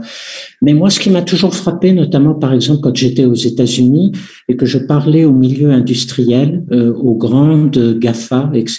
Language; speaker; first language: French; native; French